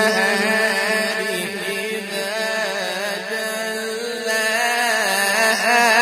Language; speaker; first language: Arabic; native; Arabic